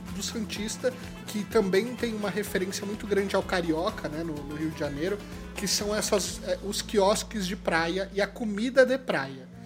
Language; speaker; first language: Portuguese; native; Portuguese